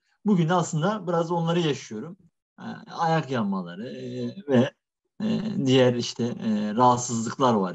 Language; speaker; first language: Turkish; native; Turkish